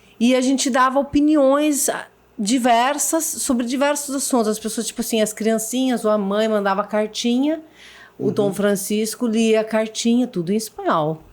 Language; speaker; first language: Portuguese; early bilingual, other home language; Spanish